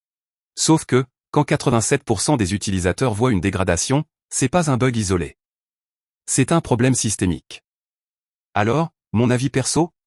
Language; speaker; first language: French; native; French